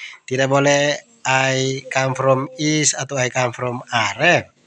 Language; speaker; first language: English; non-native, learner; Indonesian